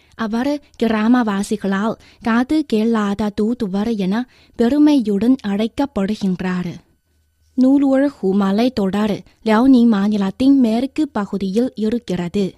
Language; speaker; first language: Tamil; non-native, fluent; Chinese